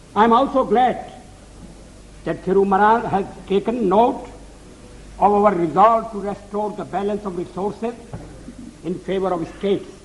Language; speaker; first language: English; non-native, local second language; Hindi